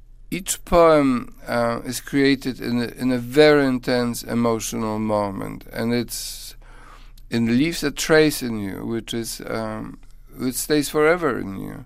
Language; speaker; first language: English; non-native, fluent; Polish